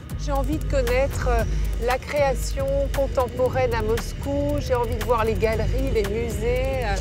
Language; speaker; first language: French; native; French